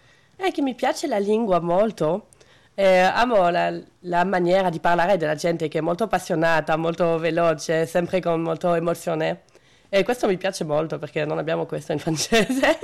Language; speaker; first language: Italian; non-native, learner; French